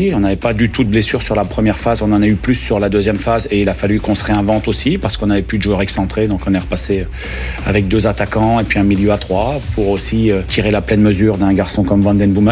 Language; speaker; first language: French; native; French